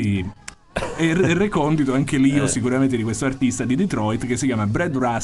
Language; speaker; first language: Italian; native; Italian